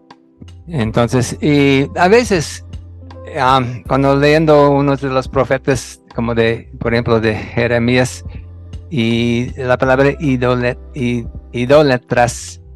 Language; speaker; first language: Spanish; non-native, fluent; English